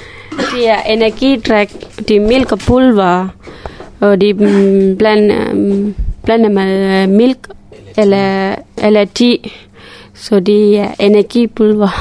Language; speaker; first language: Danish; non-native, learner; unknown